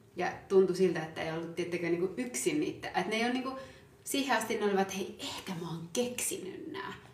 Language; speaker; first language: Finnish; early bilingual, other home language; Amharic